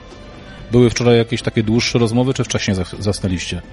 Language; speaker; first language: Polish; native; Polish